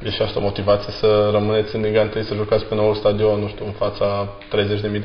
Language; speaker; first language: Romanian; native; Romanian